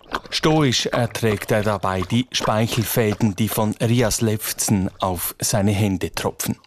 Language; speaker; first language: German; native; German